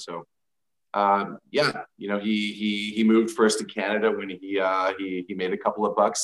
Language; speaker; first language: English; native; English